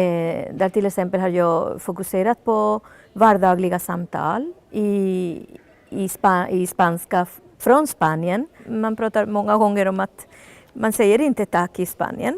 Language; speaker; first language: Swedish; non-native, fluent; Spanish